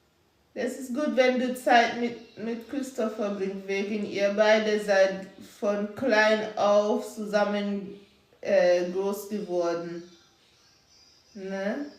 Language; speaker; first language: German; non-native, learner; English